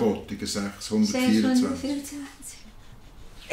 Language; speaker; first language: German; native; German